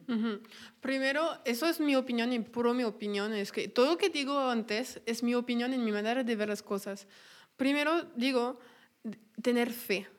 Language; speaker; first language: Spanish; non-native, fluent; French